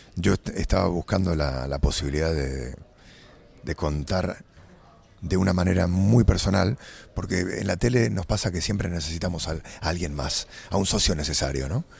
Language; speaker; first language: Spanish; native; Spanish